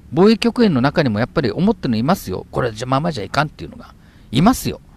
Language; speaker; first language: Japanese; native; Japanese